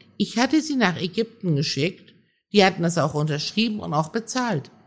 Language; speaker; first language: German; early bilingual, other home language; Persian